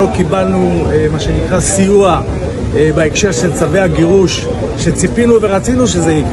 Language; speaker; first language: Hebrew; native; Hebrew